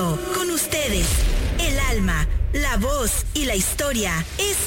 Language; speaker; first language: Spanish; native; Spanish